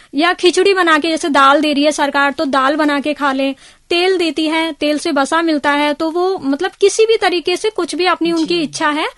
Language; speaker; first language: Hindi; native; Hindi